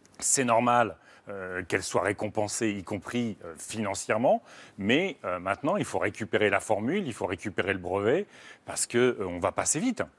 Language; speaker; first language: French; native; French